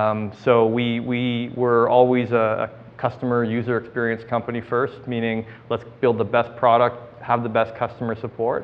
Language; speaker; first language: English; native; English